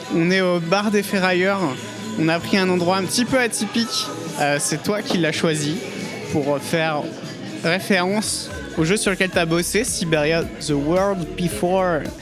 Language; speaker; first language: French; native; French